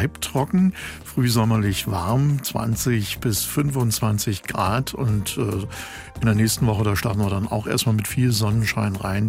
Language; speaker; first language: German; native; German